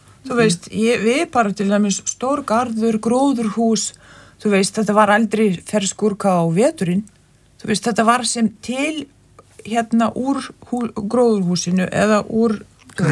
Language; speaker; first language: Icelandic; non-native, fluent; Lithuanian